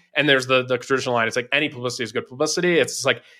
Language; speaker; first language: English; native; English